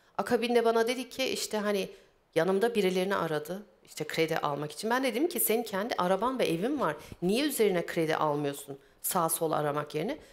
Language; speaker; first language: Turkish; early bilingual, heritage; Turkish